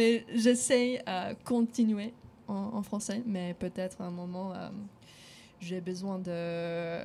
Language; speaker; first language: French; non-native, learner; English